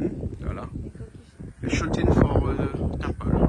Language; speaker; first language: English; non-native, learner; French